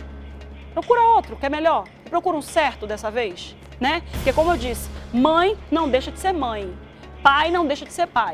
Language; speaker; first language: Portuguese; native; Portuguese